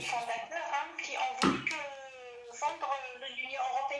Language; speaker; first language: French; non-native, fluent; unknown